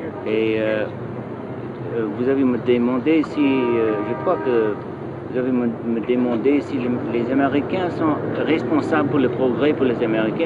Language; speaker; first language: French; non-native, fluent; English